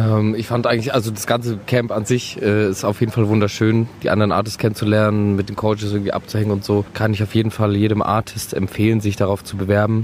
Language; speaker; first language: German; native; German